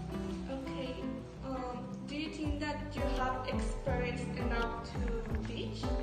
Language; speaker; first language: English; non-native, learner; Spanish